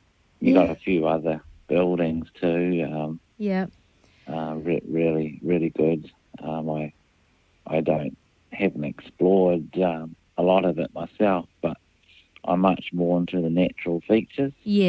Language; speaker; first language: English; native; English